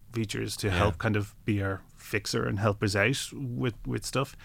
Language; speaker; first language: English; native; English